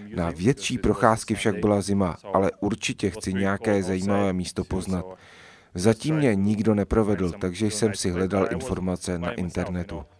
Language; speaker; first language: Czech; non-native, fluent; Russian